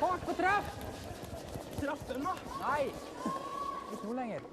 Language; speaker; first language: Swedish; native; Swedish